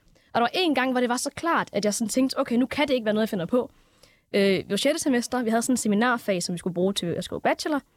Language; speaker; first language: Danish; early bilingual, other home language; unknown